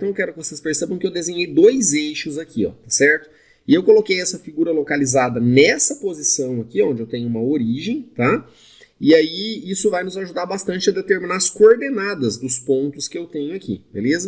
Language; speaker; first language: Portuguese; native; Portuguese